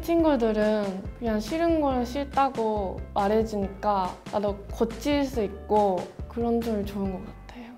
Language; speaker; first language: Korean; non-native, fluent; Japanese